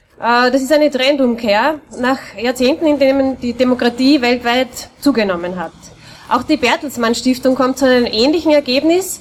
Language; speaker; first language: German; native; German